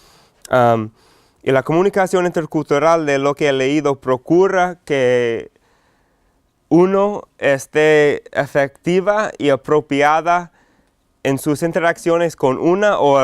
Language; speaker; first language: Spanish; non-native, fluent; English